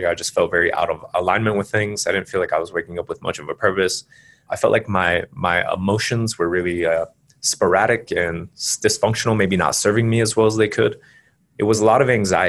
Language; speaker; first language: English; native; English